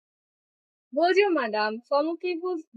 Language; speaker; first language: French; non-native, learner; Bangla